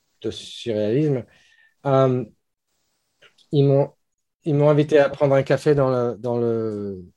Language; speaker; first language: French; non-native, fluent; English